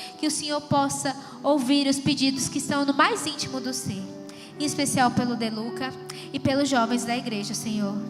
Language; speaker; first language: Portuguese; native; Portuguese